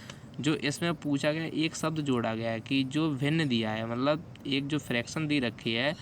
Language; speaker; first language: Hindi; native; Hindi